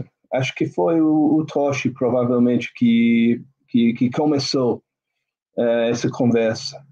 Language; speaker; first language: Portuguese; non-native, fluent; English